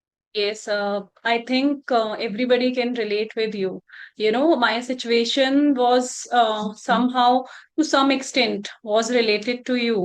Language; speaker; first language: English; non-native, local second language; Hindi